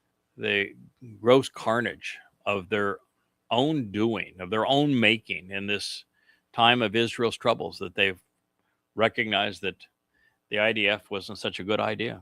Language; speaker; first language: English; native; English